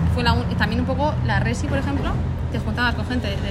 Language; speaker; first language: Spanish; native; Spanish